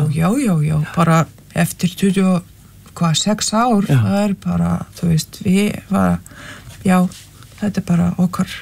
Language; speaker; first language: Icelandic; non-native, fluent; Lithuanian